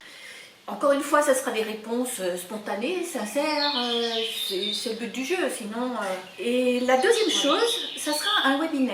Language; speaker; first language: French; native; French